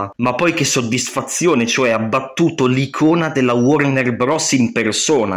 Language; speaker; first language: Italian; native; Italian